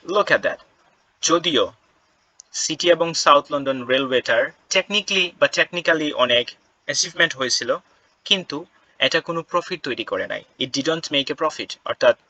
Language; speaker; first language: Bangla; non-native, local second language; Sylheti